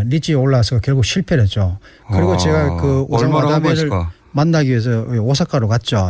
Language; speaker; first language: Korean; native; Korean